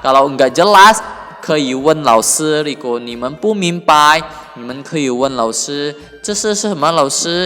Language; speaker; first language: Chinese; non-native, fluent; Indonesian